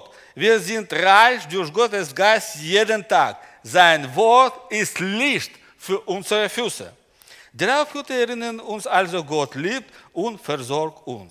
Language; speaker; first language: German; non-native, learner; Russian